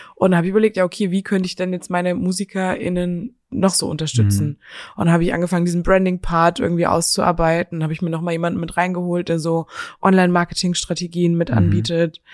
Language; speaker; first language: German; native; German